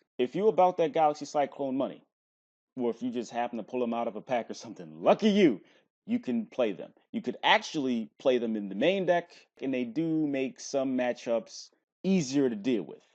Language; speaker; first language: English; native; English